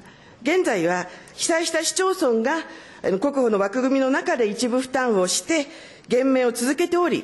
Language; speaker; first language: Japanese; native; Japanese